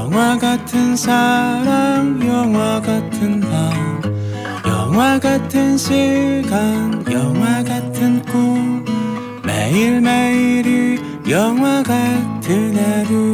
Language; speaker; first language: Korean; native; Korean